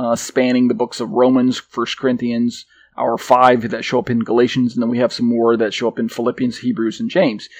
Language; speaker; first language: English; native; English